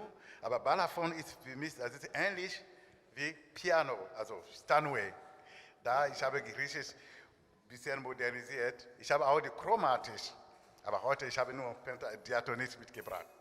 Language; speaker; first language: German; non-native, learner; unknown